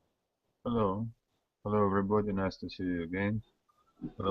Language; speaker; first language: English; non-native, learner; Russian